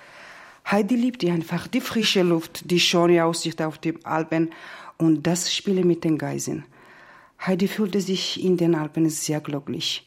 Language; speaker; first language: German; non-native, learner; Georgian